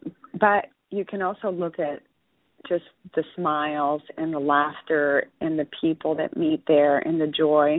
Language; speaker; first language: English; early bilingual, other home language; Spanish